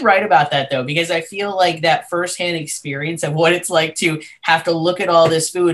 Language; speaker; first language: English; native; English